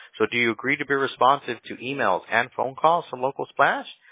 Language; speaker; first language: English; early bilingual, other home language; Spanish